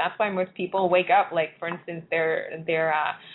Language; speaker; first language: English; non-native, local second language; Cantonese